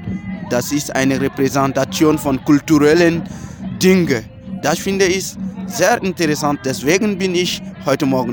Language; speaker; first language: German; non-native, learner; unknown